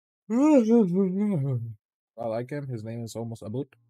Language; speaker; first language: English; early bilingual, other home language; Spanish